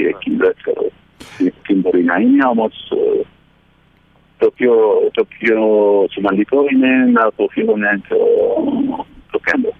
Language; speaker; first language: Greek; early bilingual, heritage; Greek